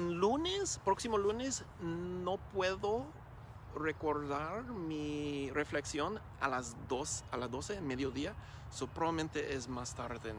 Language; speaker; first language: Spanish; non-native, learner; English